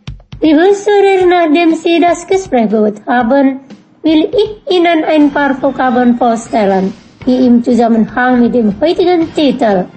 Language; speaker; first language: German; non-native, fluent; Indonesian